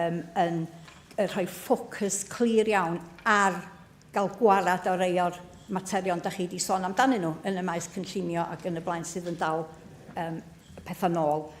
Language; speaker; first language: Welsh; native; Welsh